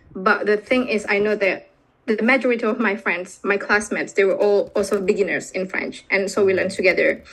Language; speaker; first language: English; non-native, fluent; Indonesian